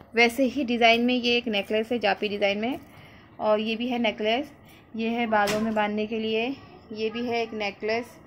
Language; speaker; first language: Hindi; non-native, local second language; Nepali